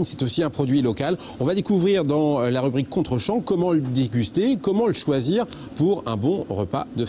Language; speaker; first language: French; native; French